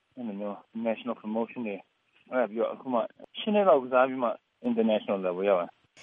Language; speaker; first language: Burmese; non-native, local second language; Kachin